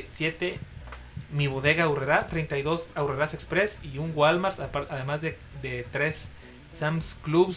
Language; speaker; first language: Spanish; native; Spanish